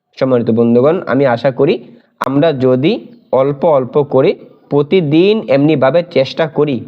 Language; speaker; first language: Bangla; native; Bangla